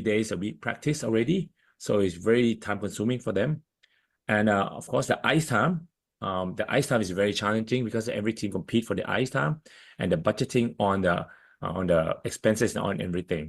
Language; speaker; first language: English; non-native, fluent; Thai